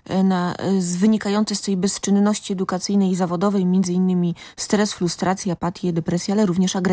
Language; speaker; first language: Polish; native; Polish